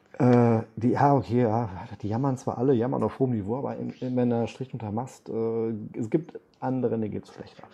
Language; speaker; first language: German; native; German